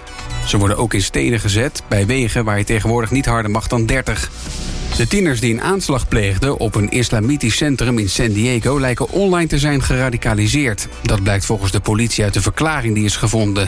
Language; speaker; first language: Dutch; native; Dutch